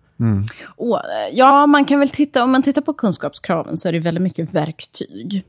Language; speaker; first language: Swedish; early bilingual, other home language; Serbian